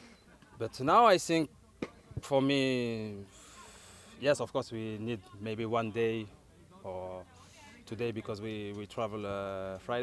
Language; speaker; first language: English; non-native, learner; French